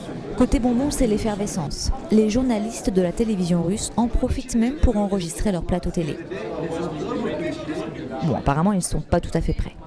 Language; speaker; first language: French; native; French